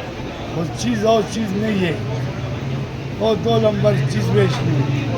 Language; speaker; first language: Hindi; non-native, local second language; Pashto